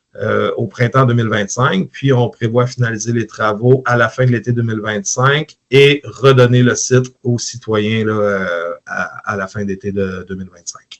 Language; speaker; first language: French; native; French